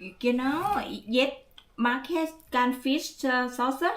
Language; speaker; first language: German; non-native, learner; Thai